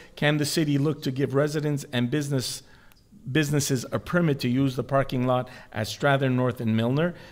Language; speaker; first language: English; native; English